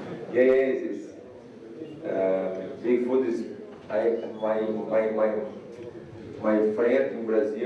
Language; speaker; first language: English; non-native, learner; Portuguese